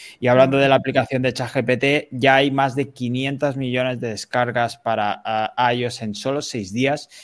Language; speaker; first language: Spanish; native; Spanish